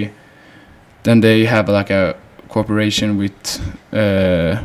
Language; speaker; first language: English; non-native, fluent; Swedish